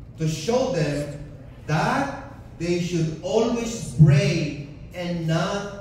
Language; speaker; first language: English; non-native, local second language; Filipino